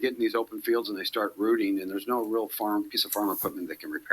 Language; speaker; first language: English; native; English